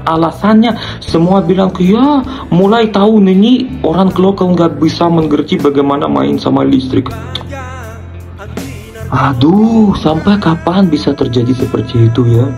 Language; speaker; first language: Indonesian; non-native, learner; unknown